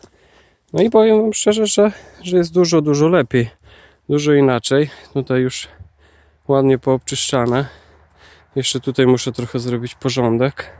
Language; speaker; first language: Polish; native; Polish